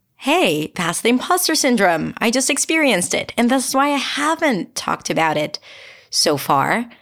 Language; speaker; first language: English; non-native, fluent; Hebrew